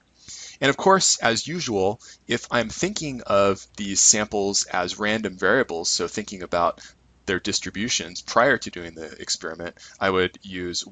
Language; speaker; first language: English; native; English